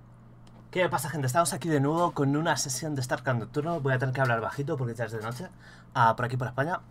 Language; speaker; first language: Spanish; native; Spanish